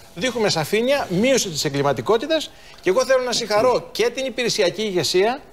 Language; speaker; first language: Greek; native; Greek